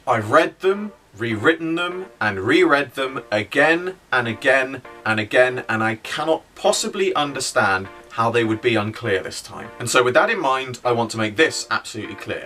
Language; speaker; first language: English; native; English